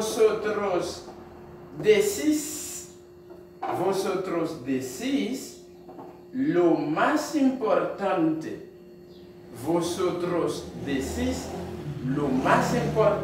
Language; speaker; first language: Spanish; non-native, fluent; Haitian Creole